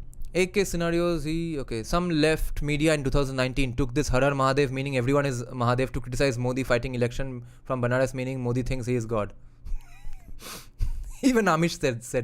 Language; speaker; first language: English; non-native, local second language; Bangla